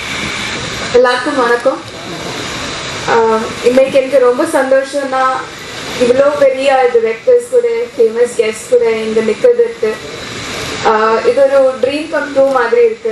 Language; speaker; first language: Tamil; non-native, fluent; Malayalam